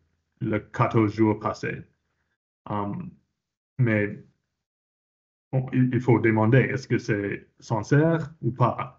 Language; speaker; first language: French; non-native, fluent; English